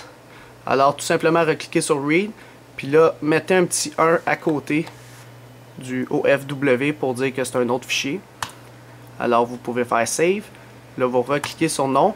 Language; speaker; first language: French; native; French